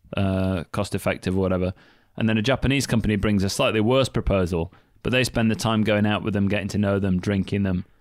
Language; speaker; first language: English; native; English